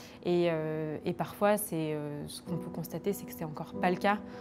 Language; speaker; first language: French; native; French